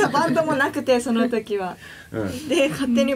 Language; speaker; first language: Japanese; native; Japanese